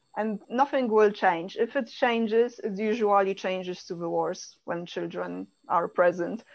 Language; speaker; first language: English; non-native, fluent; Polish